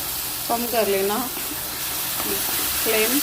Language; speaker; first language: Hindi; native; Hindi